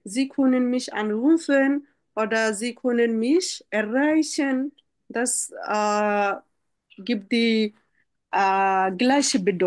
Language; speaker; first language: German; non-native, learner; Bangla